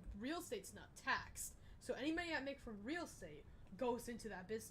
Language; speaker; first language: English; native; English